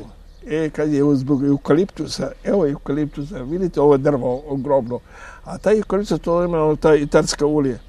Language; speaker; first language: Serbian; non-native, fluent; Arabic